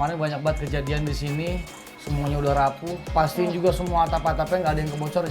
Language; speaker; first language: Indonesian; native; Indonesian